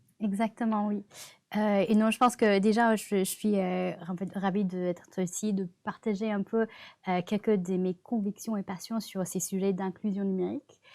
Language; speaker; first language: French; non-native, fluent; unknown